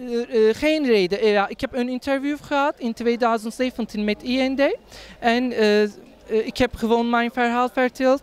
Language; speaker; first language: Dutch; non-native, learner; Turkish